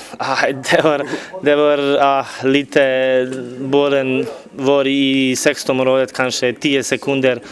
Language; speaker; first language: Swedish; non-native, fluent; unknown